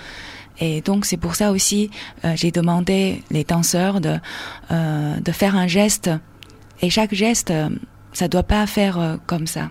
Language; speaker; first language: French; non-native, fluent; Chinese